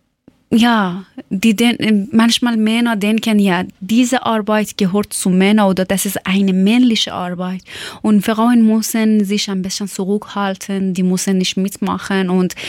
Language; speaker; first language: German; non-native, learner; Persian